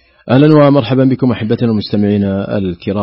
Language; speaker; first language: Arabic; native; Arabic